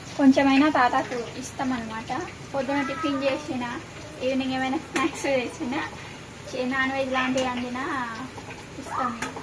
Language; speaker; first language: Telugu; native; Telugu